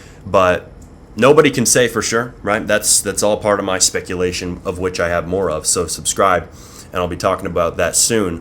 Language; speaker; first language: English; native; English